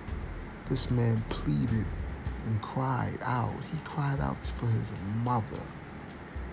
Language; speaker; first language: English; native; English